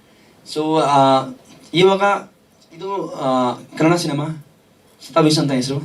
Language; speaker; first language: Kannada; non-native, learner; Hindi